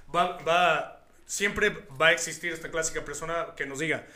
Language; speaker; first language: Spanish; native; Spanish